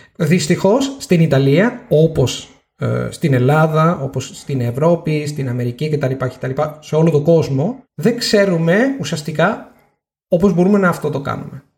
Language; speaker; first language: Greek; non-native, fluent; Italian